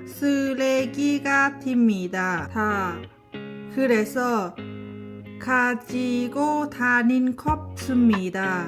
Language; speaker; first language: Korean; non-native, learner; Lao